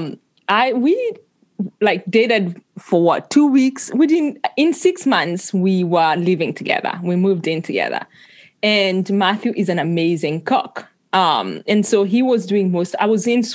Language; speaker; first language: English; non-native, local second language; Kikuyu